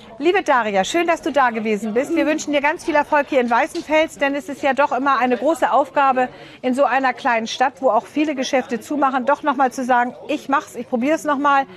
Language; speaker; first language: German; native; German